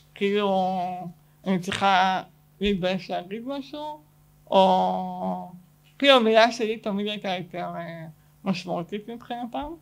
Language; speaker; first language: Hebrew; native; Hebrew